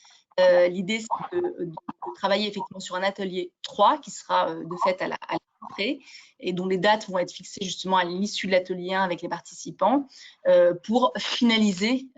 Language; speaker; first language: French; native; French